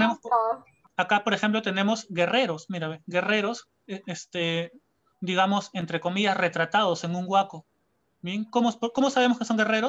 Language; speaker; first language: Spanish; native; Spanish